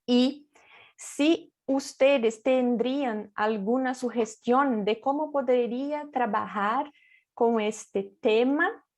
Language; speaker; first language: Spanish; non-native, fluent; Portuguese